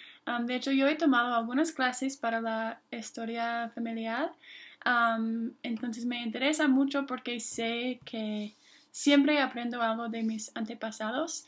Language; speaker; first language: Spanish; non-native, fluent; English